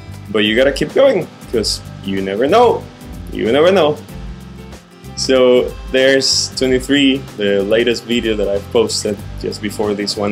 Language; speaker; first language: English; non-native, fluent; Spanish